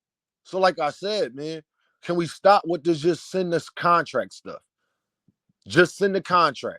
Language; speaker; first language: English; native; English